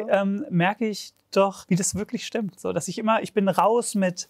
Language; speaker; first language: German; native; German